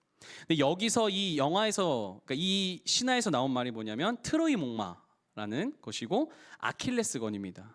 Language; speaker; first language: Korean; native; Korean